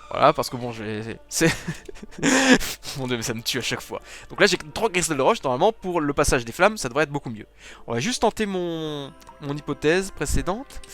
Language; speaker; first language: French; native; French